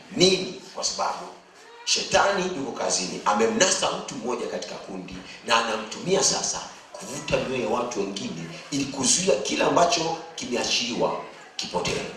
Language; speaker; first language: Swahili; native; Swahili